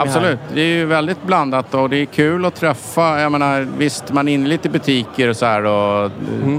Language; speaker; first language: Swedish; native; Swedish